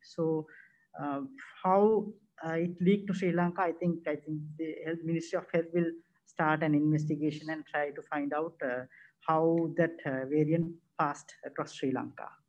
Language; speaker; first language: English; non-native, local second language; Sinhala